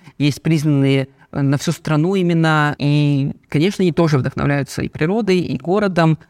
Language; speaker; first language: Russian; native; Russian